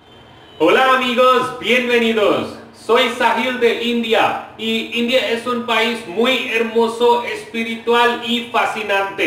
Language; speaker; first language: Spanish; non-native, fluent; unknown